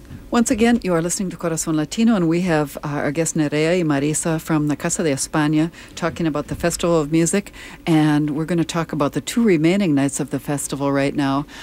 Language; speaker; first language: English; native; English